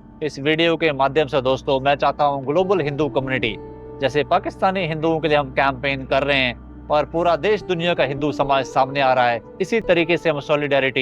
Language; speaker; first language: Hindi; native; Hindi